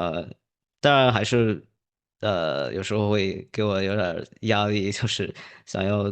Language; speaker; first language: Chinese; early bilingual, heritage; English